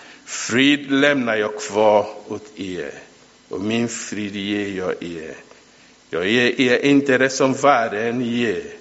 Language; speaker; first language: Swedish; non-native, fluent; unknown